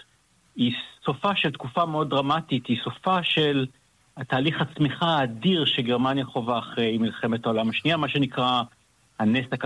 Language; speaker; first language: Hebrew; native; Hebrew